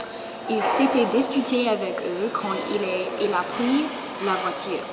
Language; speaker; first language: French; non-native, learner; English